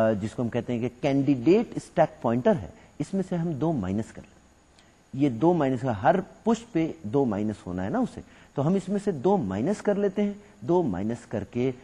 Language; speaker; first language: Urdu; native; Urdu